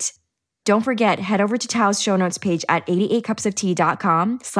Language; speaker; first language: English; early bilingual, other home language; Chinese